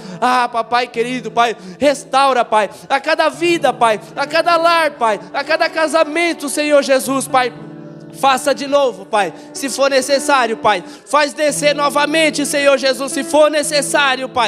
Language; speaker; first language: Portuguese; native; Portuguese